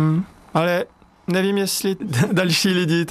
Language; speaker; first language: Czech; non-native, learner; French